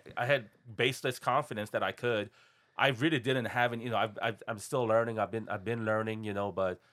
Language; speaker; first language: English; non-native, fluent; Korean